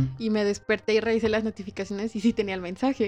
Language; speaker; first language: Spanish; native; Spanish